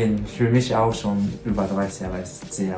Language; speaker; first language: German; non-native, learner; Japanese